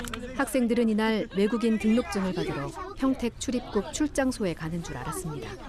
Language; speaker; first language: Korean; native; Korean